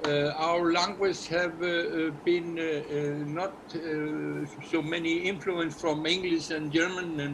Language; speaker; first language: English; non-native, learner; Icelandic